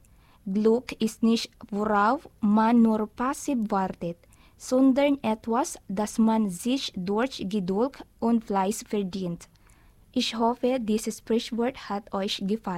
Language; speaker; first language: German; non-native, learner; Filipino